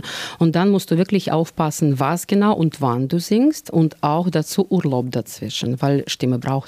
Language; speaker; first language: German; non-native, fluent; Russian